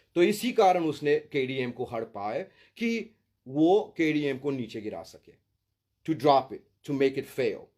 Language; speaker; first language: Hindi; early bilingual, heritage; Hindi